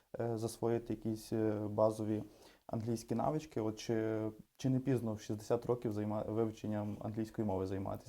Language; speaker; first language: Ukrainian; native; Ukrainian